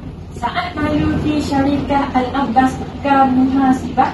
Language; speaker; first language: Arabic; non-native, learner; Malay